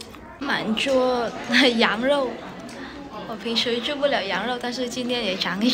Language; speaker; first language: Chinese; non-native, fluent; Vietnamese